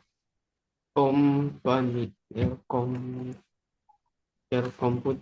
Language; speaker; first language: German; non-native, learner; Indonesian